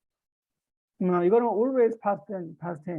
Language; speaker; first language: Korean; native; Korean